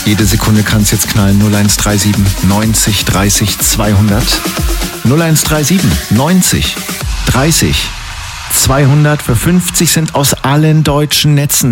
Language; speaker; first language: German; native; German